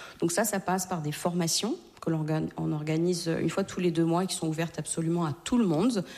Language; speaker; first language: French; native; French